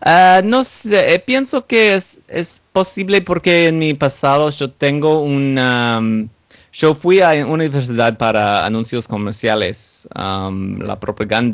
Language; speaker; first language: Spanish; non-native, learner; English